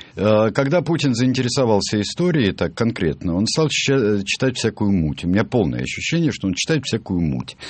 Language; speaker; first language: Russian; native; Russian